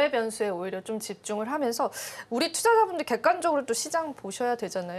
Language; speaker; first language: Korean; native; Korean